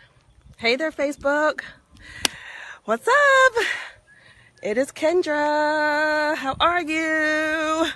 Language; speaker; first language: English; native; English